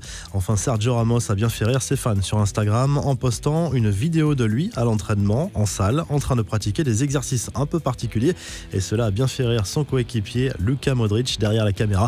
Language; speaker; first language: French; native; French